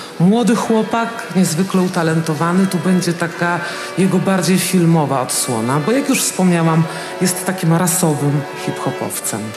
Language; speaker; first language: Polish; native; Polish